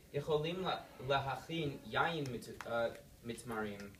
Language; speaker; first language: Hebrew; non-native, learner; English